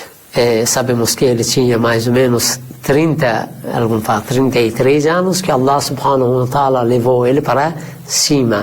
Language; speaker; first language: Portuguese; non-native, fluent; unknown